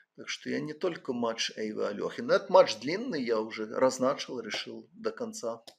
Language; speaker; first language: Russian; non-native, local second language; Ukrainian